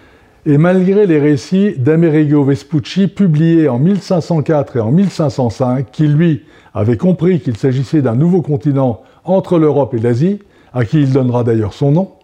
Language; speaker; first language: French; native; French